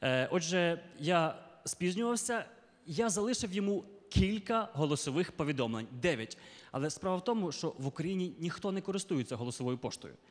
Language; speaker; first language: Ukrainian; non-native, fluent; English